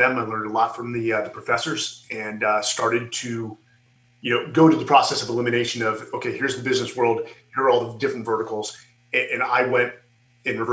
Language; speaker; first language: English; native; English